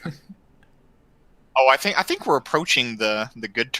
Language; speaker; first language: English; native; English